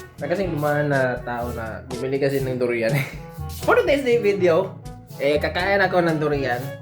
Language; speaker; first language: Filipino; non-native, local second language; Cebuano